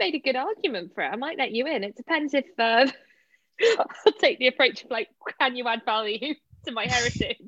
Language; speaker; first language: English; native; English